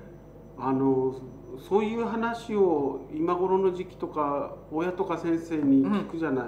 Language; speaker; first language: Japanese; native; Japanese